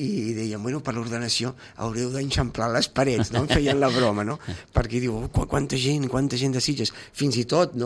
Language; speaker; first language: Catalan; native; Catalan